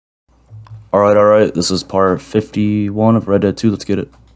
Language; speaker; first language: English; native; English